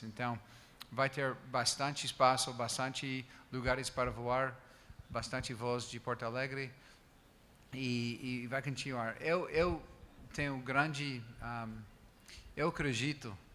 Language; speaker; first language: Portuguese; non-native, fluent; English